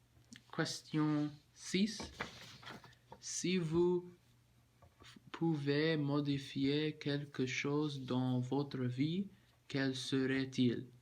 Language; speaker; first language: French; non-native, learner; English